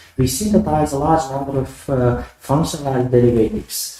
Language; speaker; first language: English; non-native, fluent; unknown